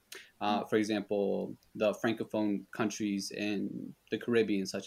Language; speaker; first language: English; early bilingual, other home language; Spanish